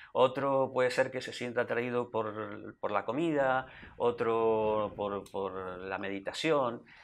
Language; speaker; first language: Spanish; native; Spanish